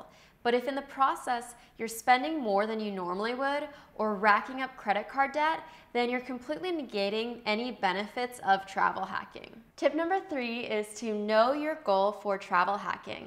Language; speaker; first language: English; native; English